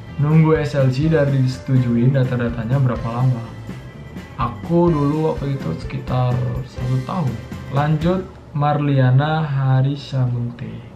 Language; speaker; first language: Indonesian; native; Indonesian